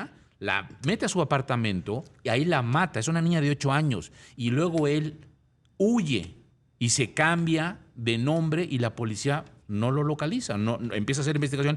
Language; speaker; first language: Spanish; native; Spanish